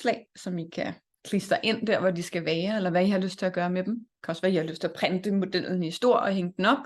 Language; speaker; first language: Danish; native; Danish